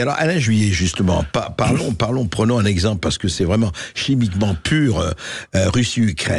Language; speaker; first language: French; native; French